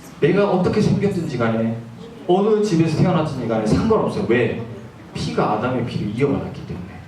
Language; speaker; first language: Korean; non-native, fluent; Japanese